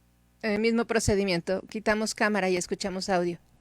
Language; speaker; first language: Spanish; native; Spanish